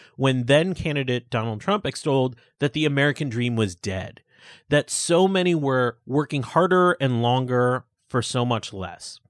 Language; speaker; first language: English; early bilingual, other home language; Hindi